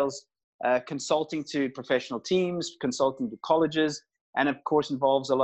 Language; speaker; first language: English; native; English